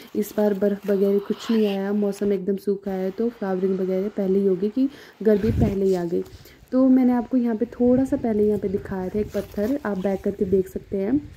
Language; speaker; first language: Hindi; non-native, local second language; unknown